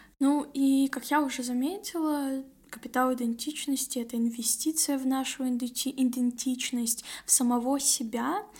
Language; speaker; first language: Russian; native; Russian